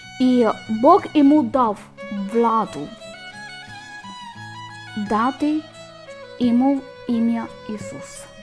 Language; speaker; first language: Ukrainian; non-native, learner; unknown